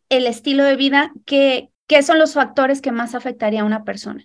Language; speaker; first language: Spanish; native; Spanish